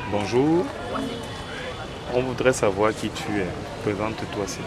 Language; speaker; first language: French; native; French